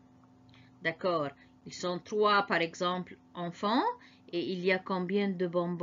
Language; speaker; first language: French; non-native, fluent; Arabic